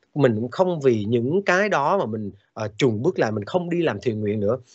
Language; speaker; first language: Vietnamese; native; Vietnamese